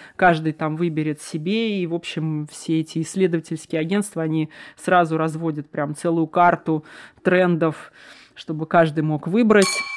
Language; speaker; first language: Russian; native; Russian